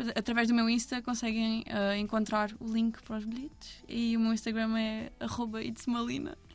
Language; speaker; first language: Portuguese; native; Portuguese